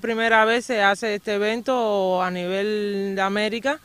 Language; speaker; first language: Spanish; native; Spanish